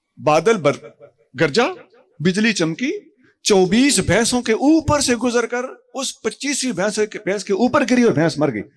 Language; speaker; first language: Urdu; non-native, local second language; Punjabi